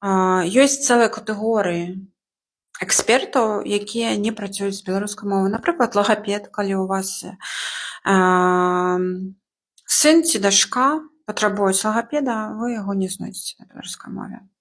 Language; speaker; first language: Belarusian; non-native, local second language; Russian